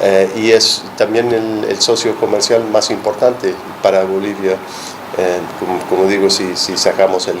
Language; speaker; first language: Spanish; non-native, fluent; English